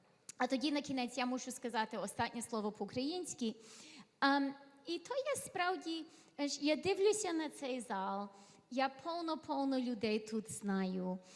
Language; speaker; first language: Ukrainian; early bilingual, heritage; Ukrainian